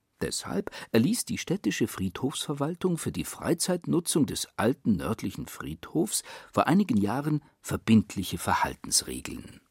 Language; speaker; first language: German; native; German